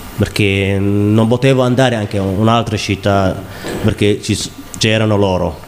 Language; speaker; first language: Italian; non-native, learner; Somali